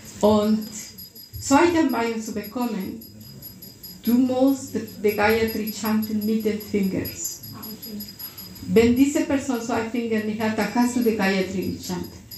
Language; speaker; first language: German; non-native, fluent; Russian